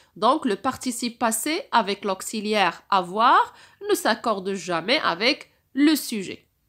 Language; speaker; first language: French; non-native, local second language; Arabic